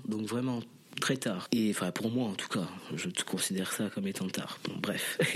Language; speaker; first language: French; non-native, local second language; Morisyen